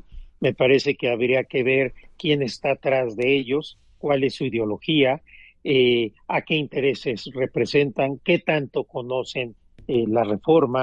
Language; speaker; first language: Spanish; native; Spanish